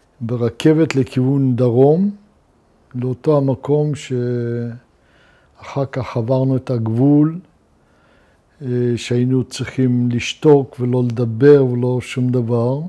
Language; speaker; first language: Hebrew; non-native, fluent; Luxembourgish